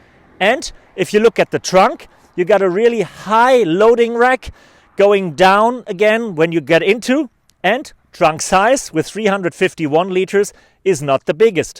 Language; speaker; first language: English; non-native, fluent; German